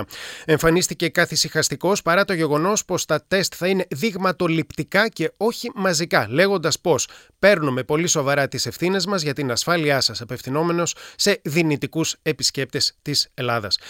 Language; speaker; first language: Greek; native; Greek